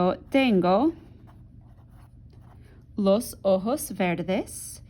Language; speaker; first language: Spanish; non-native, fluent; English